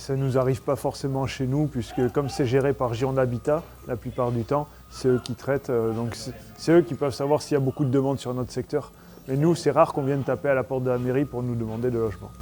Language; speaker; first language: French; native; French